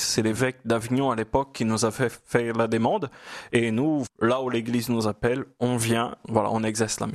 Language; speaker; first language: French; non-native, fluent; Portuguese